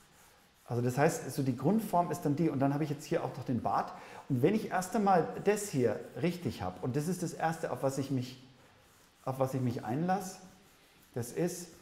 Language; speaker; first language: German; native; German